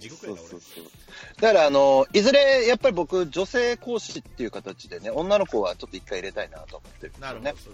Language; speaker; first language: Japanese; native; Japanese